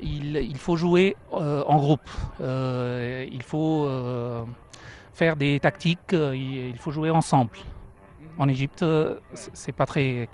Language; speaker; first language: French; non-native, fluent; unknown